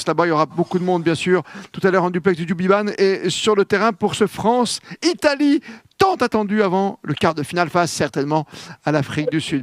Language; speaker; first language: French; native; French